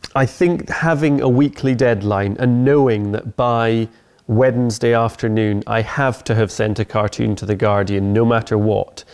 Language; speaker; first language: English; native; English